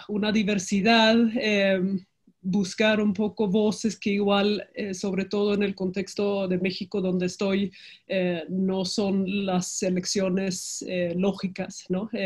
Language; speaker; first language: Spanish; non-native, fluent; Swedish